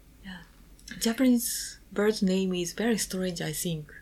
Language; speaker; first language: English; non-native, learner; Japanese